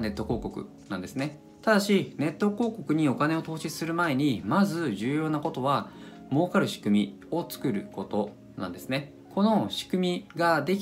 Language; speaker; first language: Japanese; native; Japanese